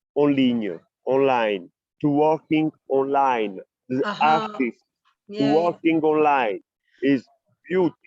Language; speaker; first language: English; non-native, learner; Italian